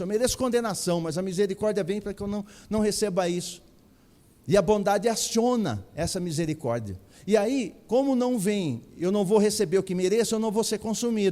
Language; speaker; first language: Portuguese; native; Portuguese